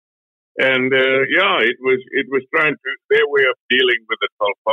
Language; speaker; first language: English; non-native, local second language; Tamil